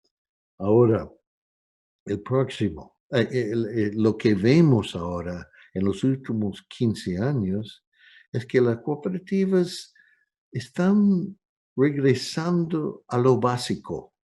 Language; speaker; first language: Spanish; non-native, fluent; English